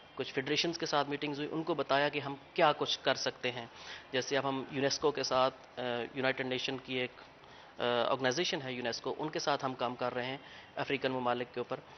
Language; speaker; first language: Urdu; non-native, local second language; Punjabi